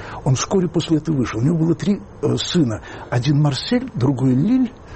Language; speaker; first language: Russian; native; Russian